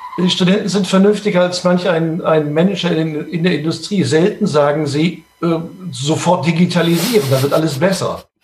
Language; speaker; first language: German; native; German